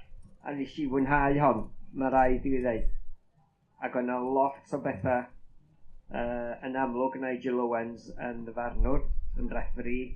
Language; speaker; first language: Welsh; native; Welsh